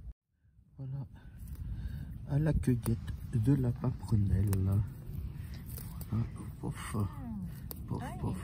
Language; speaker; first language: French; native; French